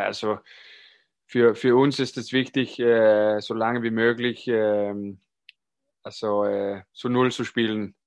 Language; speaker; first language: German; non-native, fluent; Danish